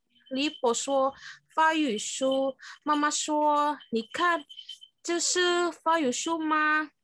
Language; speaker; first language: Chinese; non-native, learner; Indonesian